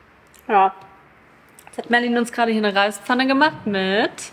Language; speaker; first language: German; native; German